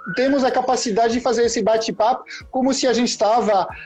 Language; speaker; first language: Portuguese; non-native, fluent; French